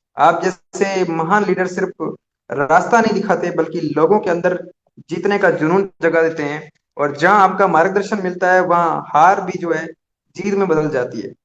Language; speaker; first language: Hindi; native; Hindi